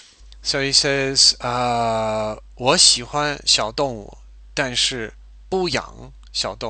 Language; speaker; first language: Chinese; non-native, fluent; English